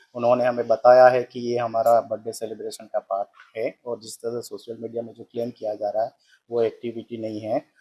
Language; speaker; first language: Hindi; non-native, local second language; Gujarati